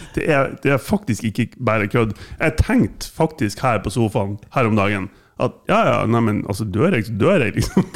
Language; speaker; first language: Norwegian; non-native, fluent; German